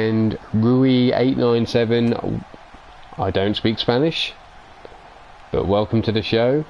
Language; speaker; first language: English; native; English